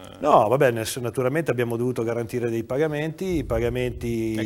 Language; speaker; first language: Italian; native; Italian